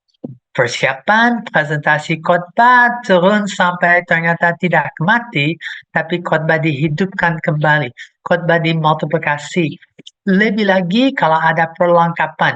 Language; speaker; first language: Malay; non-native, fluent; English